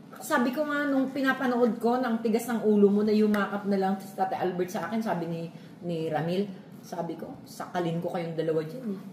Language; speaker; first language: Filipino; non-native, local second language; Iloko